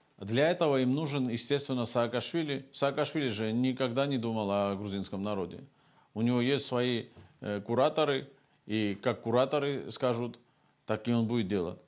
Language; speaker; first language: Russian; non-native, local second language; Georgian